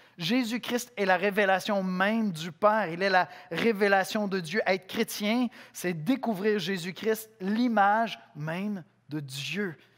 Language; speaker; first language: French; native; French